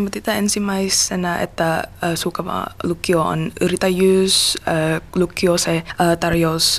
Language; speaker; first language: Finnish; non-native, learner; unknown